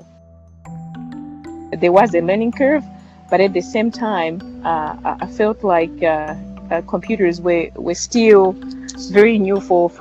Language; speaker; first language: English; non-native, local second language; Shona